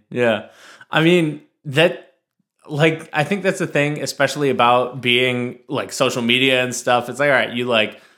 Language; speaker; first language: English; early bilingual, other home language; Hindi